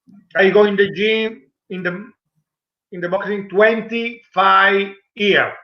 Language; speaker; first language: English; non-native, learner; Italian